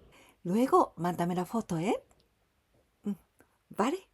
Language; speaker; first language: Spanish; non-native, fluent; Japanese